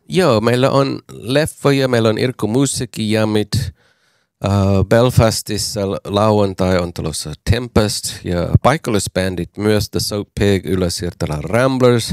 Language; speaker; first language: Finnish; non-native, fluent; English